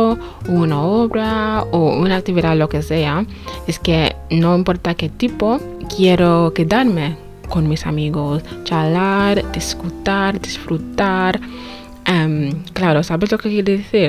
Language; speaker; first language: Spanish; non-native, fluent; English